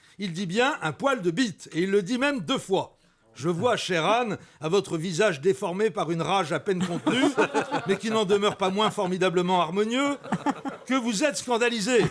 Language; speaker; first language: French; native; French